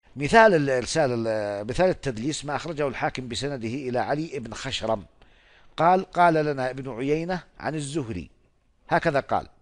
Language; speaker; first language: Arabic; non-native, fluent; Oromo